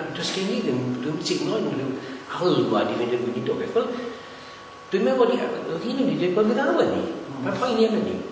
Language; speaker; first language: Welsh; native; Welsh